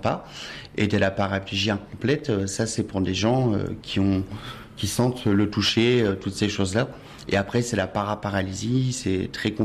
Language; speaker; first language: French; early bilingual, other home language; Latvian